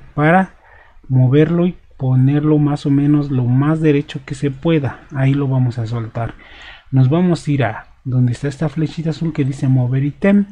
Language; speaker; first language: Spanish; native; Spanish